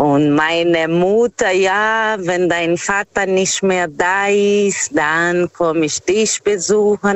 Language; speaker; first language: German; non-native, fluent; Portuguese